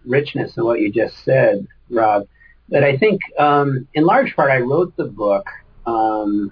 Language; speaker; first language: English; native; English